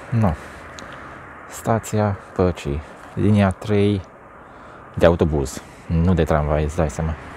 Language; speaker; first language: Romanian; non-native, local second language; Hungarian